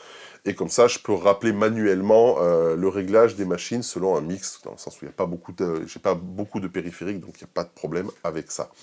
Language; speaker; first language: French; native; French